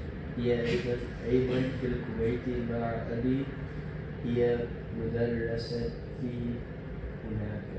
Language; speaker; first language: Arabic; non-native, learner; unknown